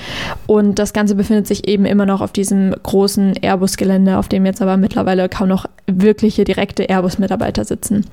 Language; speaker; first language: German; native; German